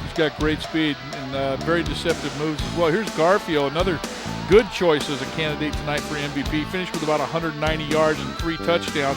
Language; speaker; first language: English; native; English